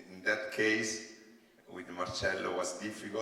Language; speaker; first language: English; non-native, learner; Italian